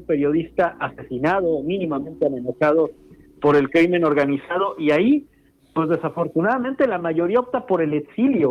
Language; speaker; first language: Spanish; native; Spanish